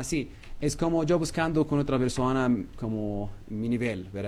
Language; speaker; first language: Spanish; non-native, learner; Arabic